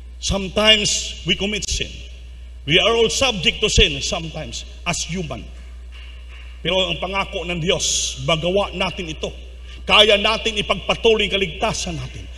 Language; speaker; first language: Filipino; non-native, local second language; Cebuano